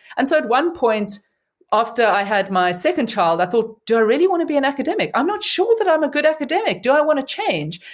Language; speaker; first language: English; native; English